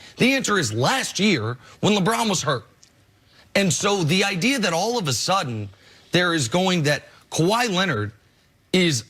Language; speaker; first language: English; native; English